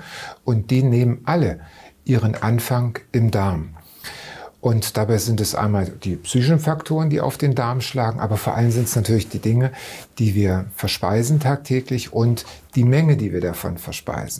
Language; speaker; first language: German; native; German